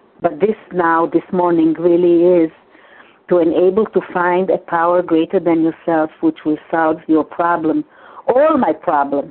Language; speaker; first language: English; non-native, fluent; Hungarian